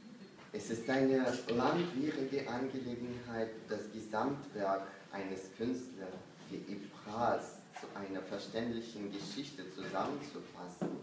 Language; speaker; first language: German; non-native, fluent; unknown